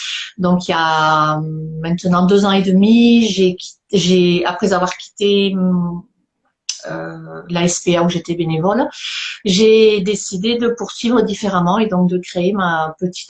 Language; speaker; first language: French; native; French